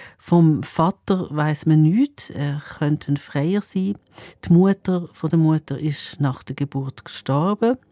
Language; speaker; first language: German; native; German